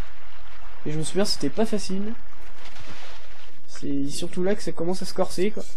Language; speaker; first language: French; native; French